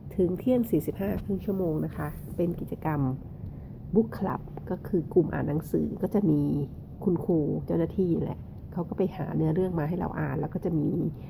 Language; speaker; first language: Thai; native; Thai